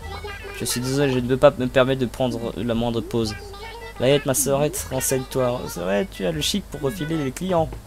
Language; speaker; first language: French; native; French